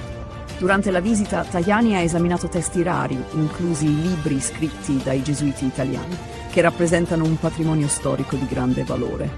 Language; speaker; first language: Italian; native; Italian